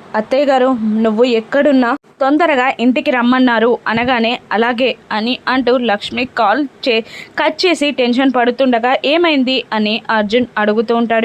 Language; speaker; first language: Telugu; native; Telugu